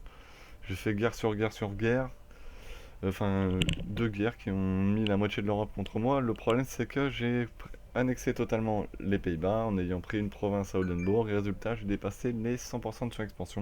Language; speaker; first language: French; native; French